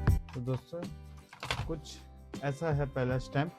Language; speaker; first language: Hindi; native; Hindi